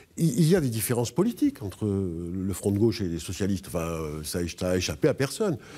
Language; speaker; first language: French; native; French